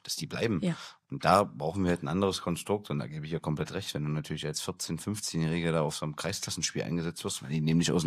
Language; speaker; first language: German; native; German